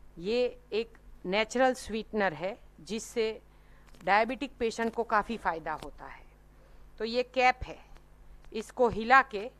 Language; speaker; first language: Hindi; non-native, local second language; Gujarati